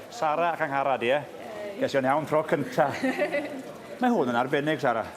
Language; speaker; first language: Welsh; native; Welsh